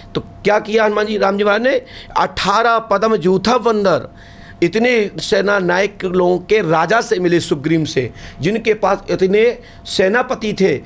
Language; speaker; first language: Hindi; native; Hindi